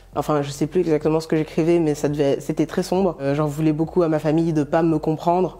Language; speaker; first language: French; native; French